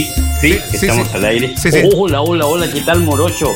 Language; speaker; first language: Spanish; native; Spanish